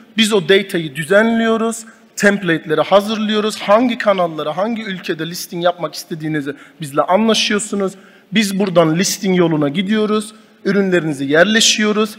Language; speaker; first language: Turkish; early bilingual, heritage; Turkish